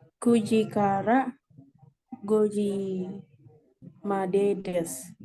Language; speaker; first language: Japanese; non-native, learner; Indonesian